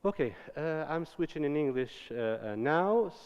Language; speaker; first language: English; non-native, fluent; Albanian